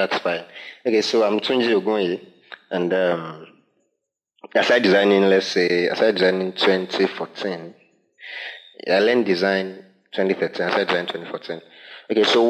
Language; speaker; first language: English; non-native, local second language; Yoruba